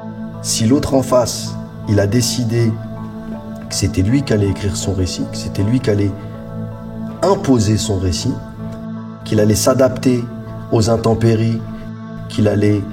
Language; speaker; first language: French; native; French